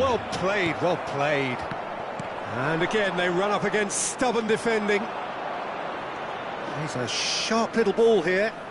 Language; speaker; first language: English; native; English